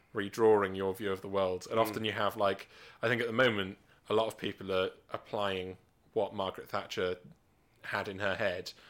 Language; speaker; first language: English; native; English